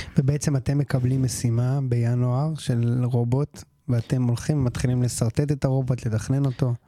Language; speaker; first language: Hebrew; native; Hebrew